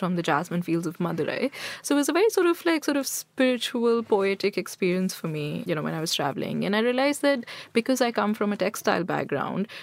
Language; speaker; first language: English; non-native, local second language; Hindi